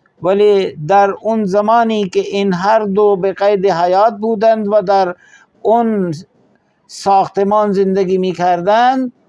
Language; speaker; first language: Persian; non-native, fluent; Urdu